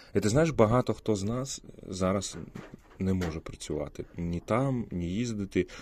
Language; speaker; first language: Ukrainian; non-native, local second language; Russian